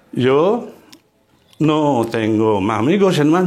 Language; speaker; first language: Spanish; non-native, fluent; Indonesian